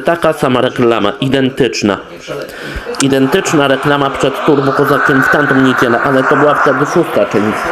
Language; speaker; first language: Polish; native; Polish